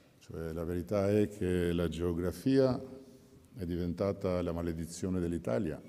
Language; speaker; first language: Italian; non-native, fluent; Albanian